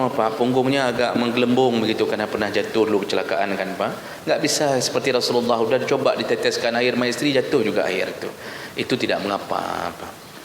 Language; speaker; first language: Malay; non-native, local second language; Achinese